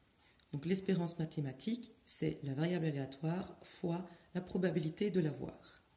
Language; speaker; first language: French; native; French